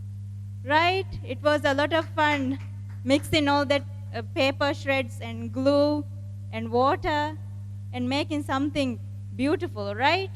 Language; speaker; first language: English; non-native, local second language; Divehi